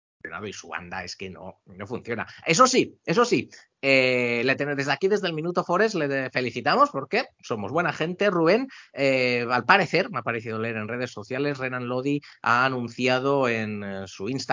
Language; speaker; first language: Spanish; native; Spanish